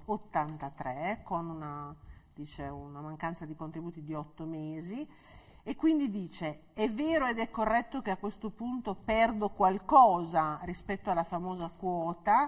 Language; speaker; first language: Italian; native; Italian